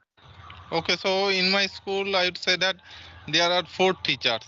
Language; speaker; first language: English; non-native, local second language; Santali